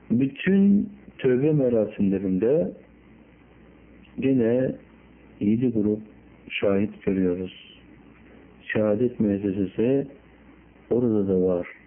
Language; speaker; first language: Turkish; native; Turkish